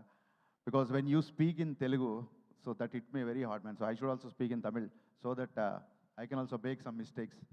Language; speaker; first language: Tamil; non-native, learner; Telugu